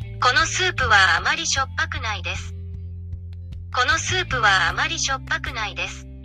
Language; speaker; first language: Japanese; non-native, learner; English